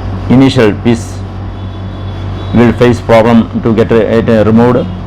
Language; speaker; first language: English; non-native, local second language; Malayalam